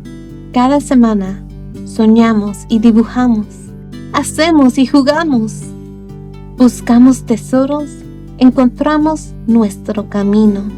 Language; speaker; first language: Spanish; early bilingual, other home language; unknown